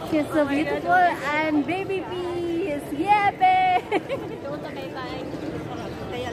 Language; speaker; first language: English; non-native, learner; Filipino